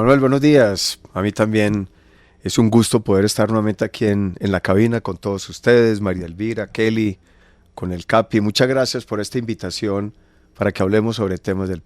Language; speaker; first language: Spanish; native; Spanish